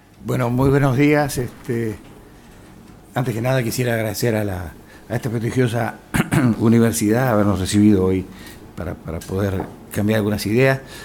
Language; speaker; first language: Spanish; native; Spanish